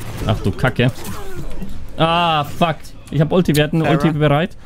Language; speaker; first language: German; native; German